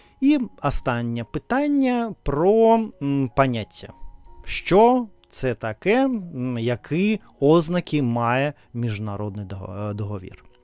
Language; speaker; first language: Ukrainian; non-native, learner; Russian